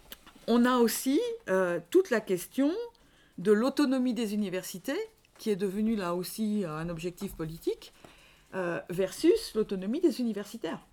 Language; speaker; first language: French; native; French